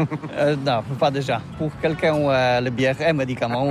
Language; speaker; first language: French; non-native, learner; Polish